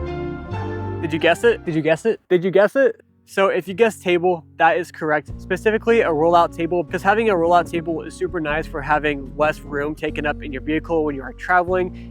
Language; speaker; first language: English; native; English